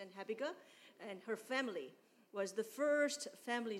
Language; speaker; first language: English; non-native, fluent; Burmese